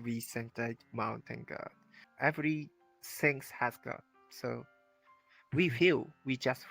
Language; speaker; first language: English; non-native, learner; Japanese